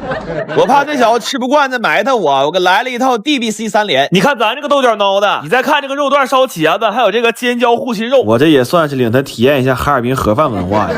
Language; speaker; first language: Chinese; native; Chinese